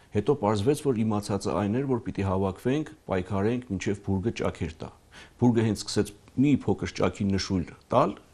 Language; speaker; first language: Armenian; native; Armenian